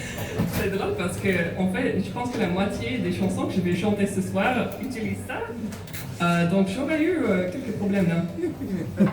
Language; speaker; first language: French; non-native, fluent; English